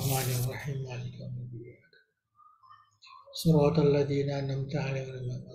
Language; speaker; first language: Arabic; non-native, fluent; Indonesian